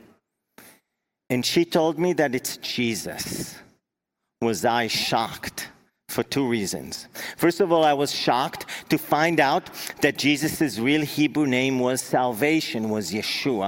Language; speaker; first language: English; non-native, fluent; Hebrew